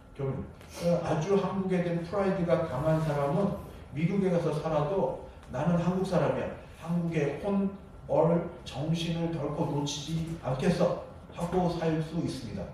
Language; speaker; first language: Korean; native; Korean